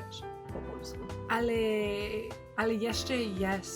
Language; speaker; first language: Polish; early bilingual, heritage; Polish